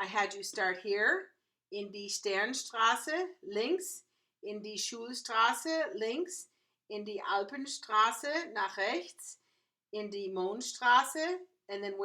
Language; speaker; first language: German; non-native, fluent; English